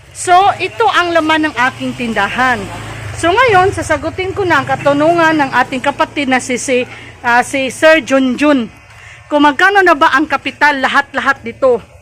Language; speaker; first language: Filipino; non-native, local second language; Cebuano